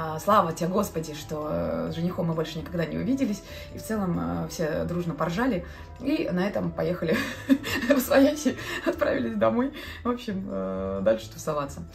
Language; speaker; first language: Russian; non-native, local second language; Latvian